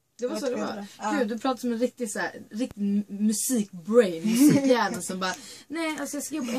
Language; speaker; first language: Swedish; native; Swedish